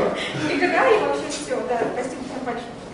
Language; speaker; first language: Russian; native; Russian